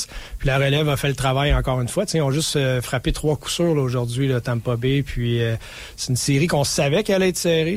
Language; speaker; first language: French; native; French